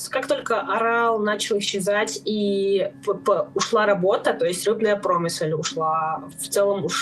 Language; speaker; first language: Russian; non-native, local second language; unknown